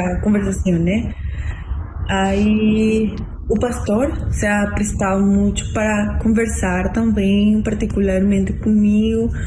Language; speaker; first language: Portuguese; non-native, learner; Spanish